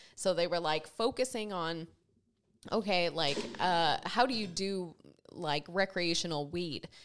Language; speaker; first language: English; native; English